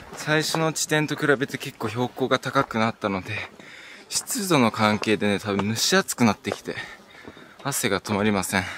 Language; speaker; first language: Japanese; early bilingual, heritage; Japanese